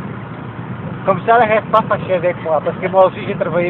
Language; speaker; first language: French; non-native, learner; Portuguese